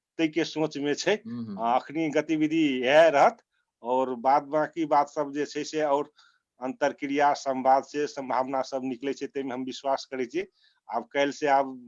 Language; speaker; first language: Maithili; non-native, local second language; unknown